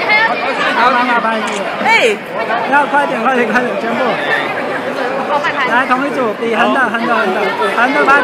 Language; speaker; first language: Chinese; native; Chinese